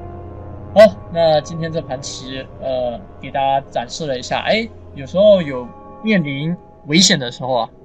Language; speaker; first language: Chinese; native; Chinese